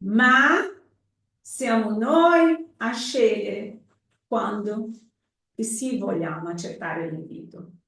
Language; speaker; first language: Italian; non-native, fluent; Portuguese